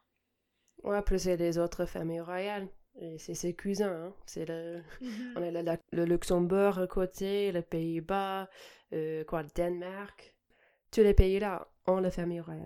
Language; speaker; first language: French; non-native, fluent; English